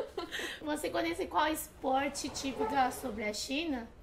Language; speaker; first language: Portuguese; non-native, fluent; Chinese